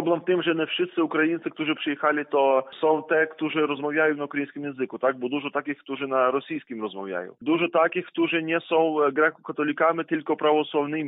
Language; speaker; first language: Polish; non-native, fluent; Ukrainian